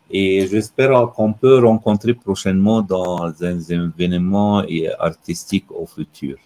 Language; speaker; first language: French; non-native, fluent; Arabic